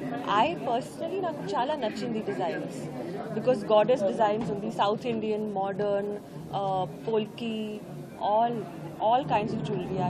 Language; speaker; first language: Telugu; non-native, learner; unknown